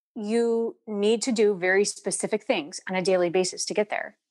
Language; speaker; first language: English; native; English